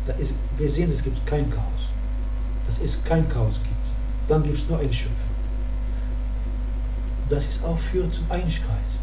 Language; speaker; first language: German; non-native, learner; Arabic